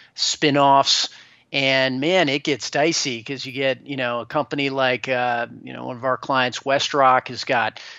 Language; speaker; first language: English; native; English